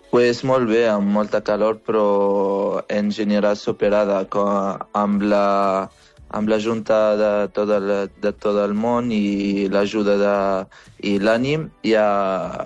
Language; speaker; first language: Catalan; non-native, fluent; Arabic